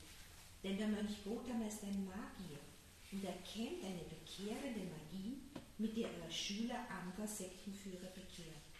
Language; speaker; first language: German; native; German